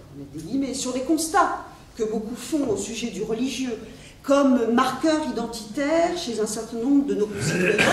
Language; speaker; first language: French; native; French